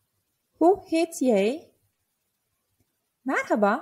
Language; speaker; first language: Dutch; non-native, fluent; Turkish